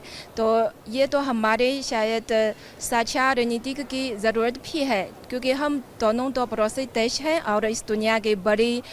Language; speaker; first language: Hindi; non-native, fluent; Chinese